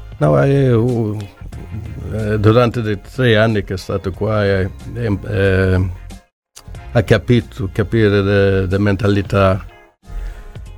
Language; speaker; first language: Italian; non-native, learner; Swedish